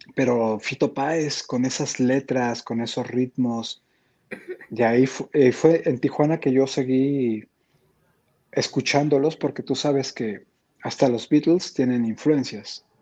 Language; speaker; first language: Spanish; native; Spanish